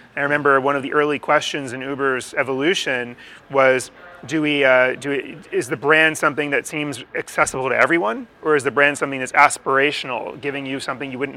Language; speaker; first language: English; native; English